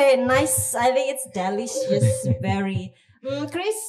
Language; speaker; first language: English; non-native, fluent; Indonesian